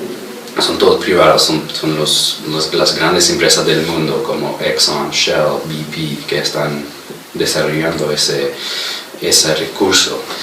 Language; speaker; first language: Spanish; non-native, fluent; English